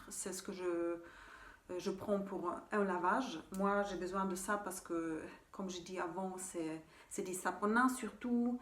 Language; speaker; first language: French; non-native, fluent; German